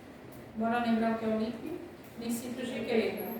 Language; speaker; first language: Portuguese; native; Portuguese